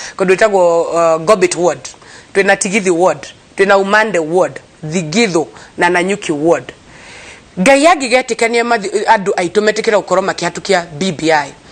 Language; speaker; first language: Kikuyu; native; Kikuyu